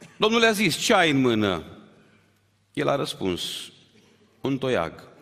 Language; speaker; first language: Romanian; native; Romanian